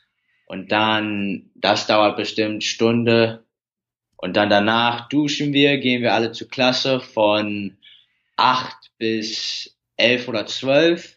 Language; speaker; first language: German; early bilingual, heritage; English